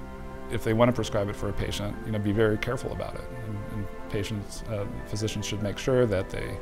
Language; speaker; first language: English; native; English